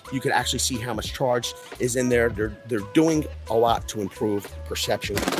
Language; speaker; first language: English; native; English